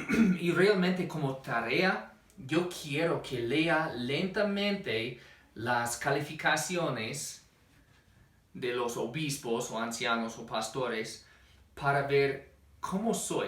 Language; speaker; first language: Spanish; non-native, fluent; English